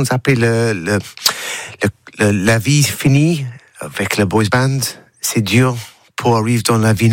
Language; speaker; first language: French; non-native, learner; English